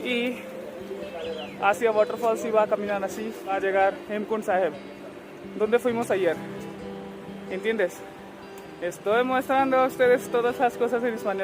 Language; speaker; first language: Spanish; non-native, learner; Hindi